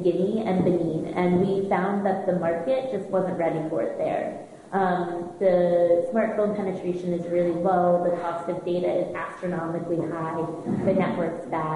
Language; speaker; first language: English; native; English